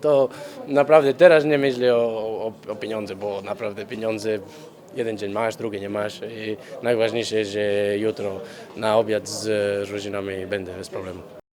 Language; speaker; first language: Polish; non-native, fluent; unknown